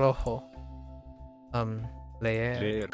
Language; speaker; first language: Spanish; non-native, learner; English